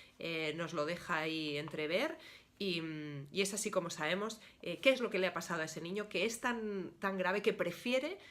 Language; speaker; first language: Spanish; native; Spanish